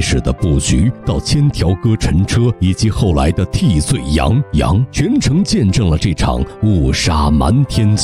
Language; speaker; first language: Chinese; native; Chinese